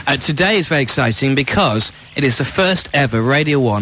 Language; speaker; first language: English; native; English